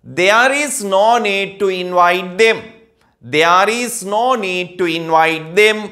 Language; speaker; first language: English; non-native, local second language; Sinhala